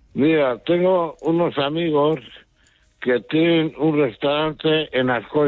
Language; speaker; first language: Spanish; non-native, local second language; Basque